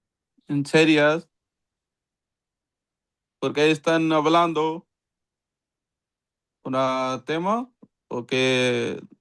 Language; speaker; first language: Spanish; non-native, learner; Urdu